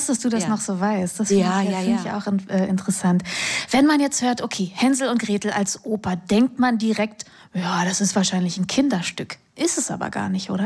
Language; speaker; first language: German; native; German